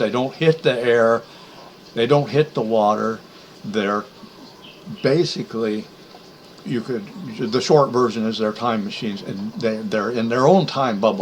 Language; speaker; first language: English; native; English